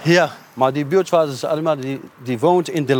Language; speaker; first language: Dutch; non-native, learner; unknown